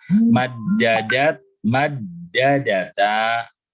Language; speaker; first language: Arabic; non-native, fluent; Indonesian